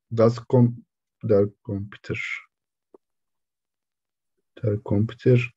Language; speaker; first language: German; non-native, learner; Turkish